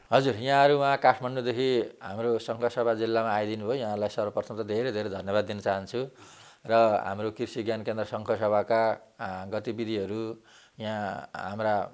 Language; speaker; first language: Nepali; native; Nepali